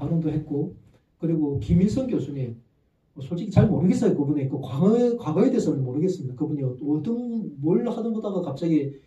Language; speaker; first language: Korean; native; Korean